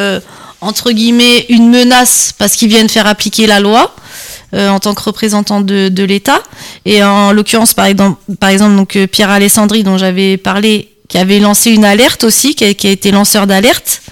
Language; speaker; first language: French; native; French